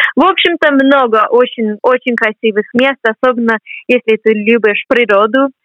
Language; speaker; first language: Russian; non-native, fluent; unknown